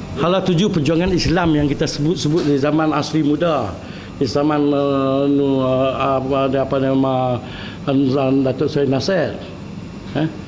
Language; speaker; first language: Malay; native; Malay